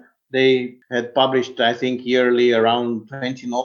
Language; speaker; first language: English; non-native, fluent; Romanian